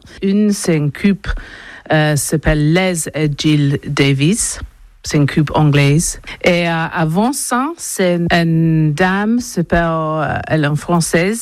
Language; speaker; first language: French; non-native, learner; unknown